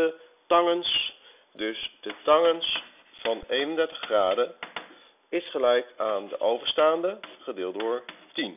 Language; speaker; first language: Dutch; native; Dutch